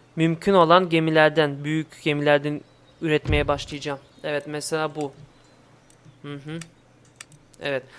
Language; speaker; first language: Turkish; early bilingual, heritage; Turkish